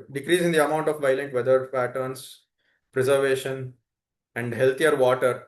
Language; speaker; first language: English; non-native, local second language; Telugu